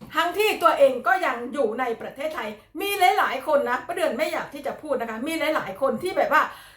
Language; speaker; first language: Thai; native; Thai